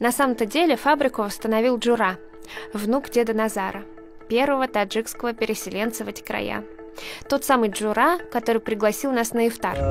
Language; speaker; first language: Russian; native; Russian